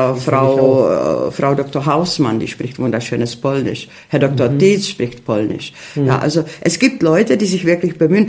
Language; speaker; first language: German; early bilingual, heritage; Czech